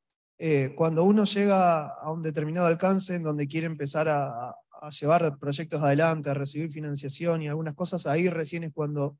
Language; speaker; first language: Spanish; native; Spanish